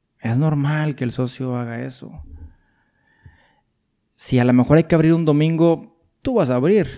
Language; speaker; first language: Spanish; native; Spanish